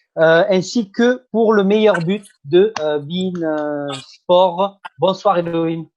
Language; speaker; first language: French; native; French